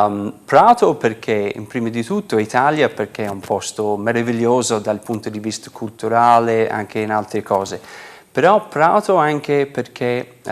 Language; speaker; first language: Italian; non-native, fluent; English